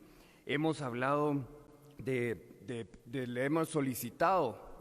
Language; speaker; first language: Spanish; native; Spanish